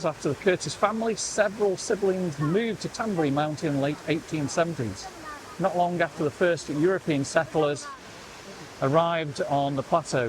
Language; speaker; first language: English; native; English